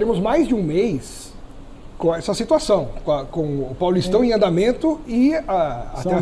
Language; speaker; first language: Portuguese; native; Portuguese